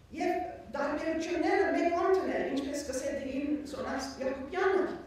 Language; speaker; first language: Armenian; native; Armenian